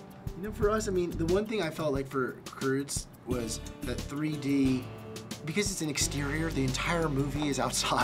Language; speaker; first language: English; native; English